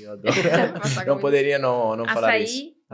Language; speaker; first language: Portuguese; non-native, fluent; Italian